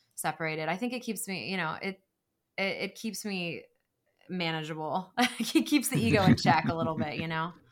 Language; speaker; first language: English; native; English